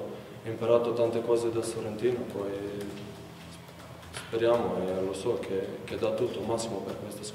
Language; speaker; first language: Italian; non-native, learner; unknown